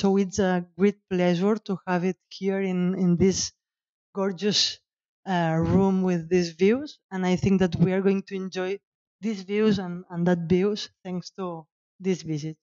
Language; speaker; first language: English; non-native, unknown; Catalan